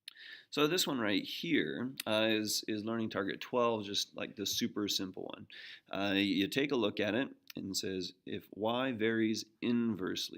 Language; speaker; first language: English; native; English